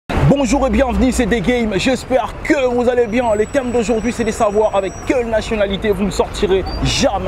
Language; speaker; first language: French; native; French